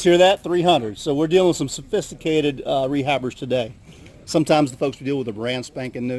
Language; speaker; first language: English; native; English